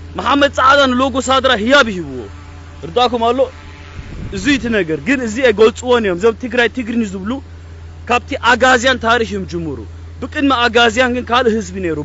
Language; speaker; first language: Tigrinya; early bilingual, heritage; Tigrinya